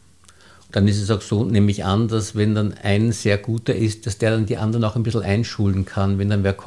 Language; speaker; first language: German; native; German